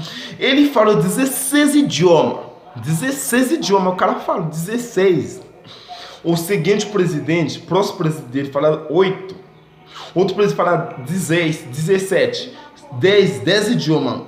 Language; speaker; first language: Portuguese; non-native, fluent; Haitian Creole